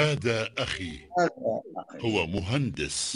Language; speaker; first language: Arabic; non-native, learner; Indonesian